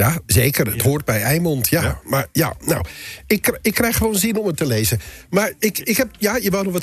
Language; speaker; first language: Dutch; native; Dutch